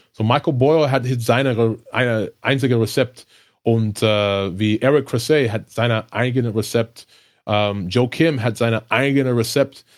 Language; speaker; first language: German; non-native, learner; English